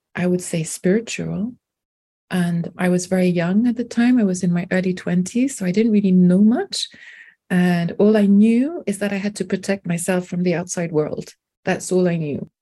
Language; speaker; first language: English; non-native, local second language; French